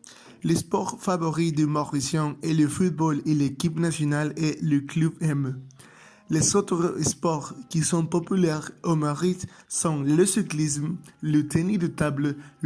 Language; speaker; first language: French; non-native, learner; Spanish